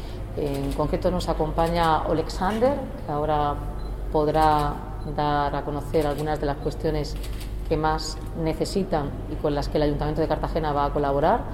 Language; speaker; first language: Spanish; native; Spanish